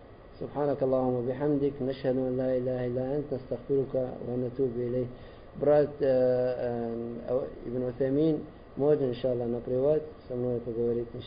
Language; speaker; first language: Russian; non-native, learner; Arabic